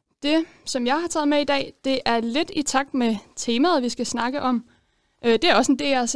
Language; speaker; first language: Danish; native; Danish